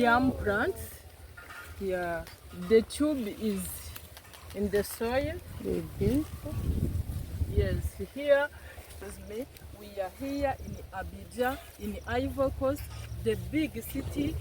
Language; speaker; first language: English; non-native, local second language; Kinyarwanda